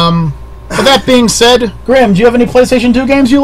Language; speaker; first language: English; native; English